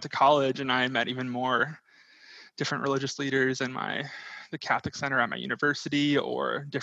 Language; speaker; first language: English; native; English